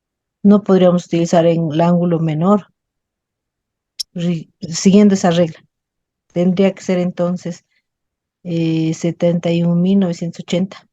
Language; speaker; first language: Spanish; native; Spanish